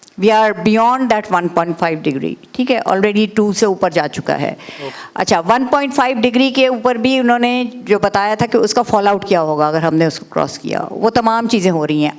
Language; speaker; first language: Urdu; native; Urdu